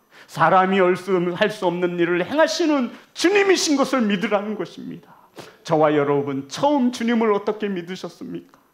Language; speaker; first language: Korean; native; Korean